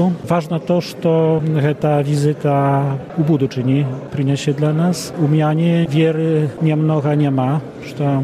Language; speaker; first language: Polish; non-native, local second language; Belarusian